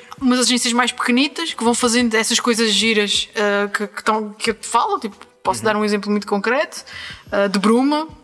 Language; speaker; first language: Portuguese; native; Portuguese